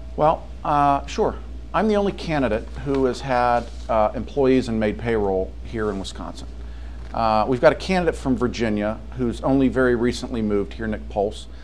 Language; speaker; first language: English; native; English